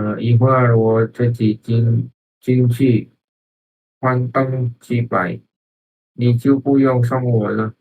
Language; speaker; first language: Chinese; non-native, learner; Indonesian